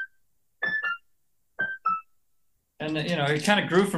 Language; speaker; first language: English; native; English